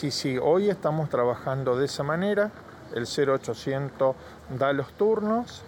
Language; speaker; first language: Spanish; native; Spanish